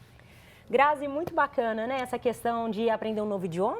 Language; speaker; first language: Portuguese; native; Portuguese